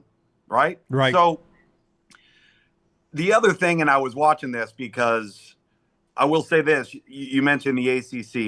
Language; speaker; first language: English; native; English